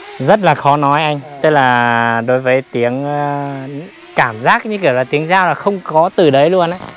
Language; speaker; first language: Vietnamese; native; Vietnamese